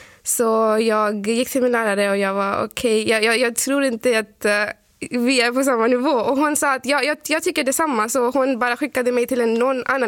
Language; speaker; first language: Swedish; non-native, fluent; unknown